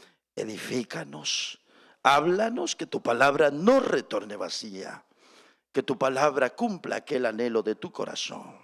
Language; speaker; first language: Spanish; native; Spanish